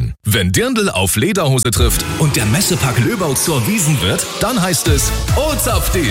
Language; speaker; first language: German; native; German